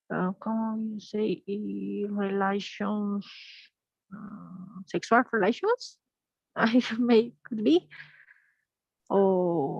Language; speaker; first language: English; non-native, learner; Spanish